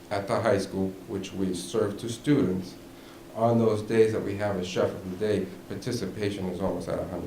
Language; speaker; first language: English; native; English